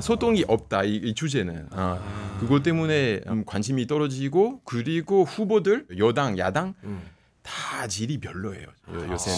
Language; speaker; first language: Korean; non-native, fluent; French